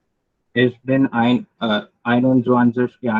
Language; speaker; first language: German; non-native, learner; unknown